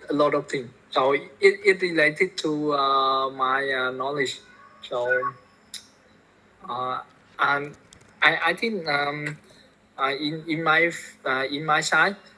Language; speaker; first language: English; non-native, learner; Vietnamese